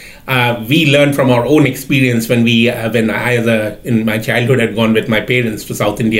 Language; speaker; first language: English; non-native, local second language; Bangla